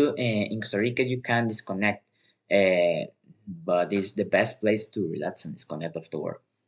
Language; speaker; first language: English; non-native, learner; Spanish